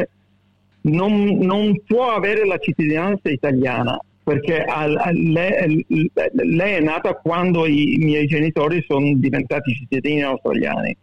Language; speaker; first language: Italian; early bilingual, heritage; Italian